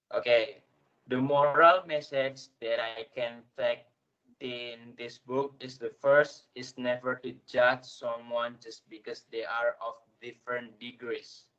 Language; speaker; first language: English; non-native, learner; Indonesian